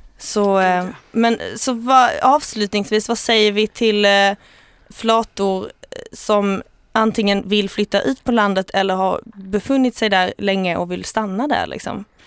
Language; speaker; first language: Swedish; native; Swedish